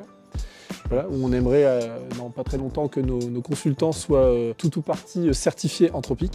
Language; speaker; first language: French; native; French